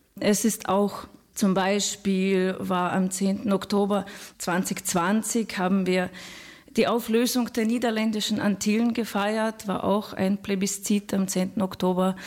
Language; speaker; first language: German; non-native, fluent; Russian